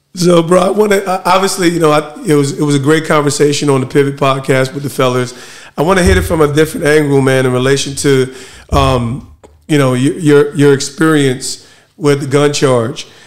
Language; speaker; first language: English; native; English